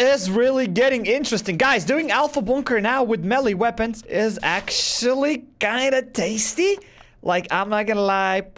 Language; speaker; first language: English; non-native, fluent; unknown